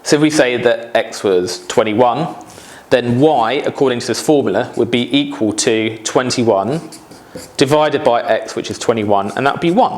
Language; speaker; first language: English; native; English